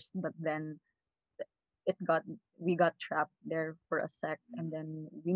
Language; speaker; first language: English; non-native, local second language; Cebuano